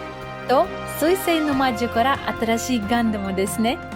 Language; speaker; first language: Japanese; non-native, learner; Russian